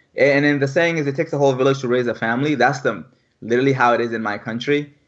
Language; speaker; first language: English; early bilingual, other home language; French